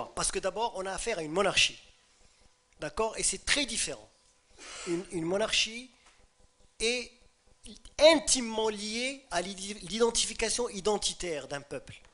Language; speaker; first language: French; non-native, local second language; Arabic